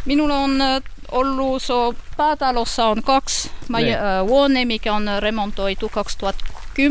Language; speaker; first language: Finnish; non-native, fluent; French